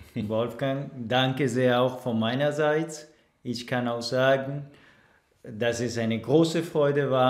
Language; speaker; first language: German; non-native, fluent; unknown